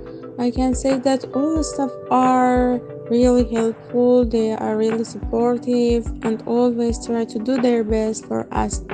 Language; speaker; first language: English; non-native, fluent; Persian